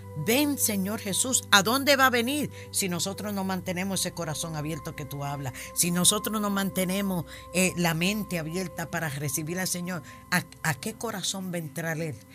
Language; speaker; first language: Spanish; early bilingual, heritage; Spanish